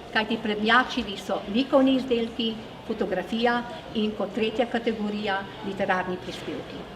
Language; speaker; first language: Slovenian; native; Slovenian